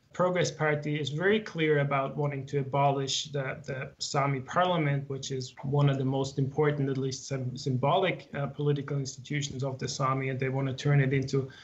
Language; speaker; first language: English; non-native, fluent; German